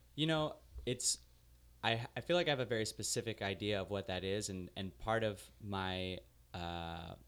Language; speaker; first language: English; native; English